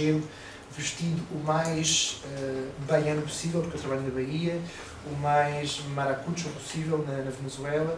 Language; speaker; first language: Portuguese; native; Portuguese